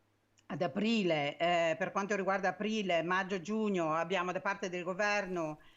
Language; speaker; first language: Italian; native; Italian